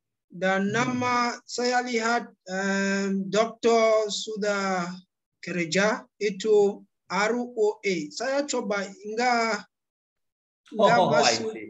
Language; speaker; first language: Indonesian; non-native, learner; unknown